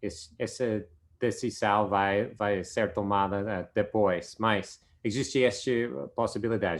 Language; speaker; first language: Portuguese; non-native, fluent; English